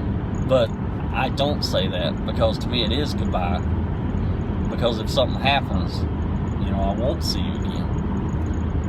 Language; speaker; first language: English; native; English